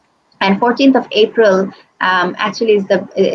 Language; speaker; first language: English; non-native, local second language; Bangla